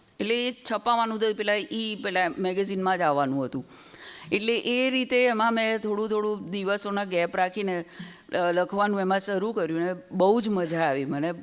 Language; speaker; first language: Gujarati; native; Gujarati